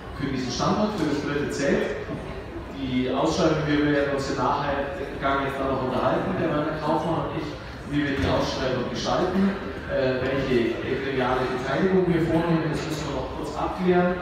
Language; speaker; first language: German; native; German